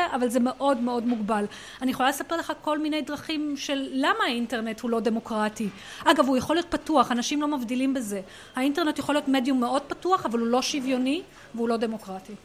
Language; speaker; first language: Hebrew; non-native, local second language; Arabic